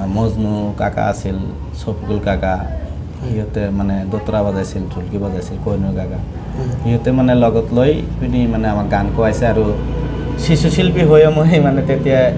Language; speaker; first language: Assamese; non-native, local second language; Bangla